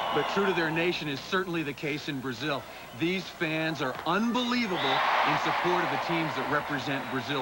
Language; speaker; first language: English; native; English